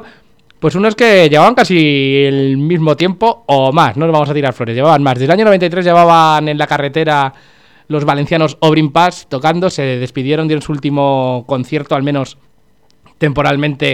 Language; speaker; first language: Spanish; native; Spanish